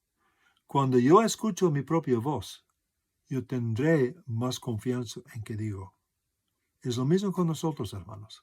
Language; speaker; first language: Spanish; non-native, fluent; English